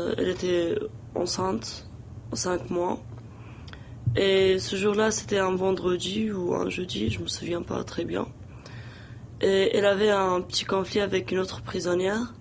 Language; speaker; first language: French; non-native, local second language; Arabic